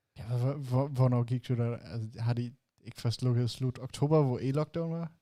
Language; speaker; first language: Danish; non-native, local second language; German